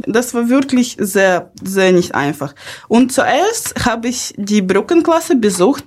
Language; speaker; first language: German; non-native, fluent; Ukrainian